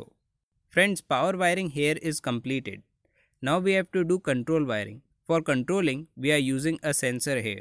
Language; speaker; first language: English; non-native, local second language; Hindi